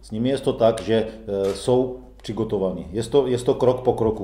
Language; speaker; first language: Polish; non-native, learner; Czech